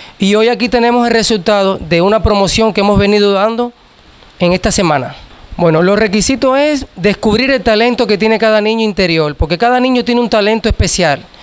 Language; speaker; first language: Spanish; native; Spanish